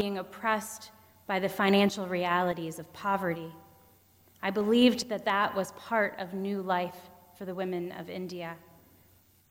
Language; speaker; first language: English; native; English